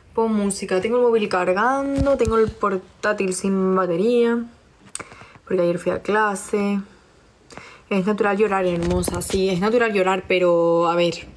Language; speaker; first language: Spanish; native; Spanish